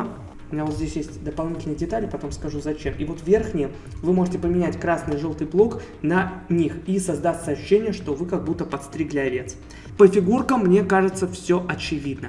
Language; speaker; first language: Russian; native; Russian